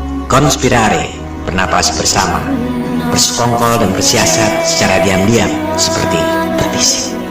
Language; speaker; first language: Indonesian; native; Indonesian